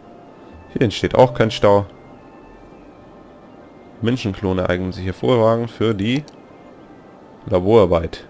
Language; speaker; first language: German; native; German